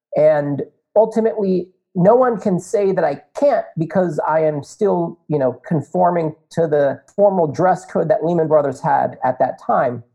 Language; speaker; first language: English; native; English